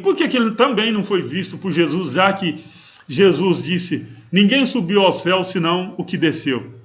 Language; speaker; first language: Portuguese; native; Portuguese